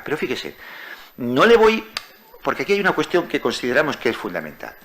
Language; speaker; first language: Spanish; native; Spanish